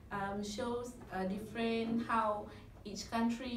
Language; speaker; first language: English; non-native, local second language; Malay